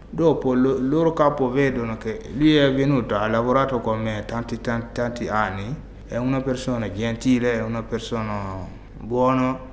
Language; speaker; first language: Italian; non-native, learner; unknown